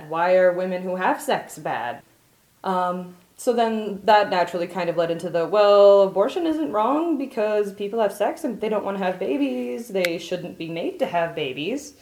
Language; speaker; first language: English; native; English